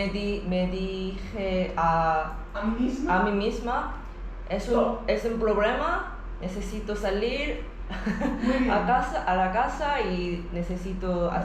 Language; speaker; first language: Spanish; non-native, learner; Korean